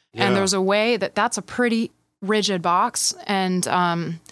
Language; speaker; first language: English; native; English